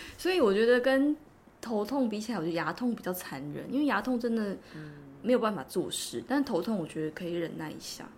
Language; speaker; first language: Chinese; native; Chinese